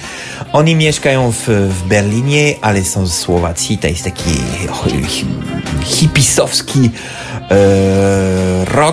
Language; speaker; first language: Polish; non-native, fluent; French